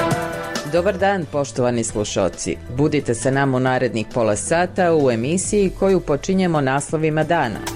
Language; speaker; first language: Croatian; native; Croatian